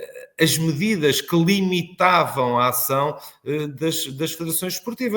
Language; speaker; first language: Portuguese; native; Portuguese